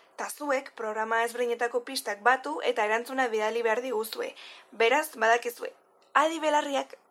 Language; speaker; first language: Basque; native; Basque